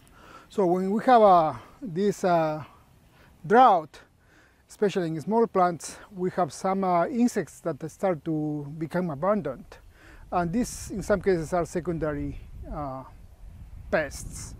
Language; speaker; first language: English; non-native, fluent; Spanish